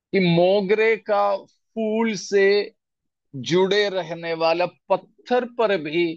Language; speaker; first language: Hindi; non-native, local second language; Malayalam